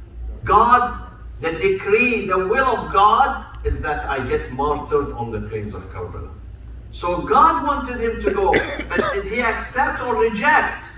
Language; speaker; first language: English; non-native, fluent; Arabic